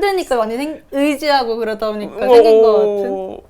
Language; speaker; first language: Korean; native; Korean